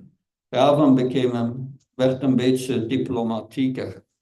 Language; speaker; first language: Dutch; non-native, fluent; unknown